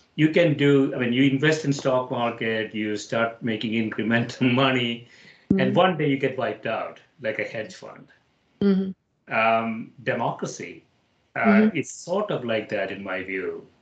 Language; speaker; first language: English; non-native, local second language; Malayalam